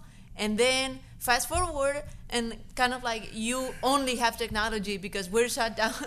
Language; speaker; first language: English; non-native, fluent; Spanish